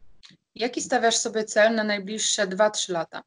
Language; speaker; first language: Polish; native; Polish